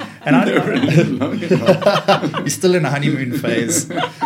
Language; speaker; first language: English; native; English